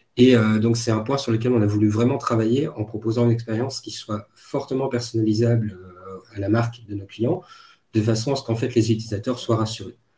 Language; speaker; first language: French; native; French